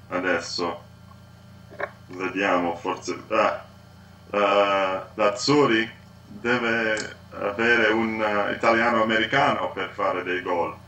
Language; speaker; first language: Italian; non-native, learner; English